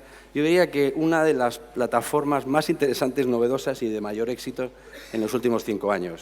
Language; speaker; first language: Spanish; native; Spanish